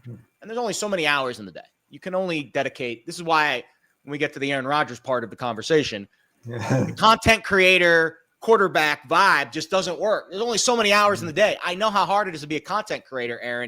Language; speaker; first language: English; native; English